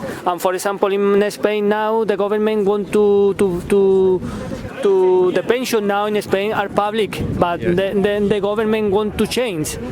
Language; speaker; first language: English; non-native, learner; Spanish